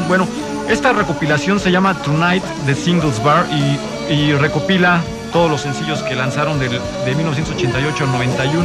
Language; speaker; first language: Spanish; native; Spanish